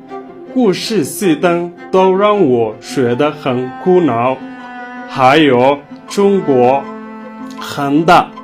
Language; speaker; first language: Chinese; non-native, learner; Somali